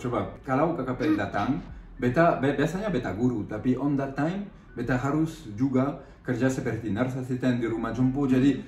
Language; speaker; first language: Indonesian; non-native, fluent; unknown